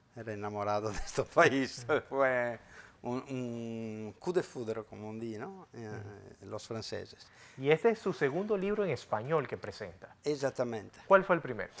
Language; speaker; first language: Spanish; non-native, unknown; Italian